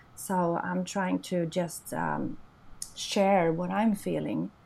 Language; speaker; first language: English; non-native, fluent; Swedish